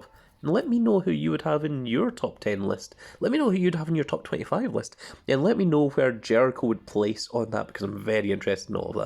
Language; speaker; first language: English; native; English